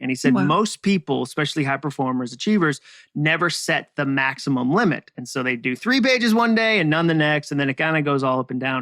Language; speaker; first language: English; native; English